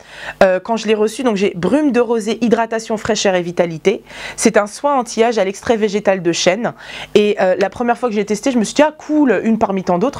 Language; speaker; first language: French; native; French